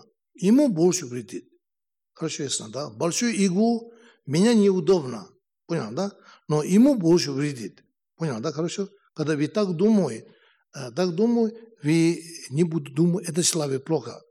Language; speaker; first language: Russian; non-native, learner; Tibetan